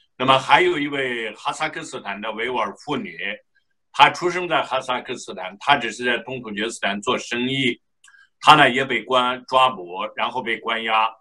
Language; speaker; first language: Chinese; non-native, local second language; Uyghur